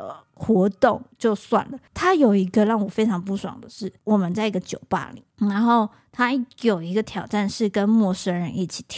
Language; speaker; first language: Chinese; native; Chinese